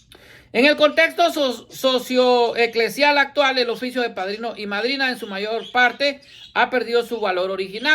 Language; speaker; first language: Spanish; native; Spanish